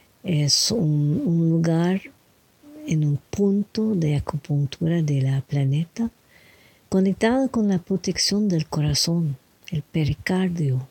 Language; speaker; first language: Spanish; non-native, learner; English